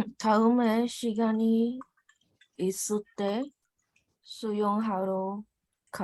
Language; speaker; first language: Korean; non-native, learner; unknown